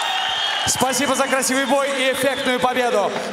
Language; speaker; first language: Russian; native; Russian